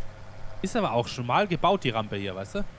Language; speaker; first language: German; native; German